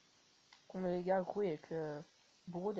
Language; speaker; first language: French; native; French